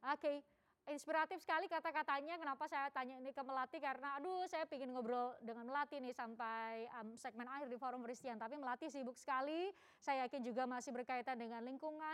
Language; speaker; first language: Indonesian; native; Indonesian